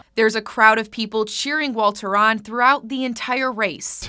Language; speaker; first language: English; native; English